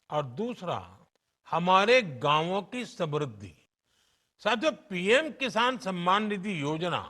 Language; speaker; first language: Hindi; non-native, local second language; Gujarati